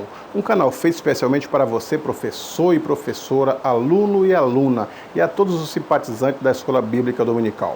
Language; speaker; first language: Portuguese; native; Portuguese